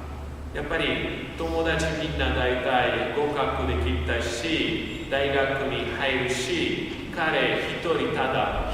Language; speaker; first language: Japanese; non-native, fluent; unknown